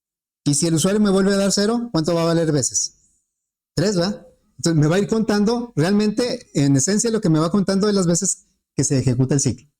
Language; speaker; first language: Spanish; native; Spanish